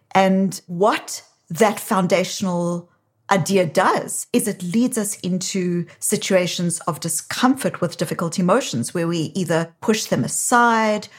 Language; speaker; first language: English; native; English